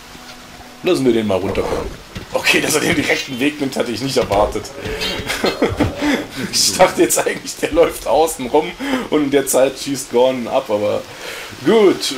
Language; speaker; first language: German; native; German